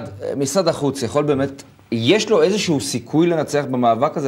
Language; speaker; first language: Hebrew; native; Hebrew